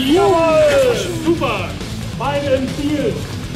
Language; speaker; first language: German; native; German